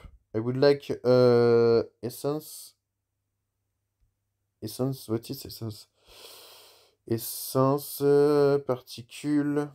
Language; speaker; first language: English; non-native, learner; French